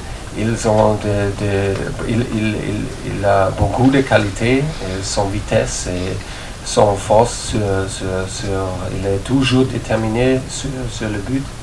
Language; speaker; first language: French; non-native, fluent; German